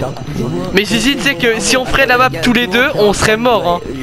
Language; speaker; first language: French; native; French